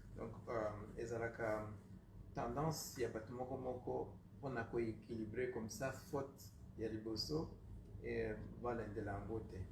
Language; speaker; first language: Lingala; non-native, fluent; Kinyarwanda